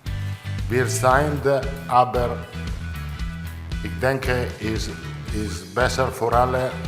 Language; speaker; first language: German; non-native, learner; Italian